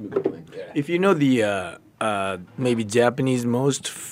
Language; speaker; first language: English; non-native, learner; Japanese